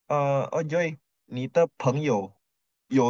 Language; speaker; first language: Chinese; non-native, fluent; Indonesian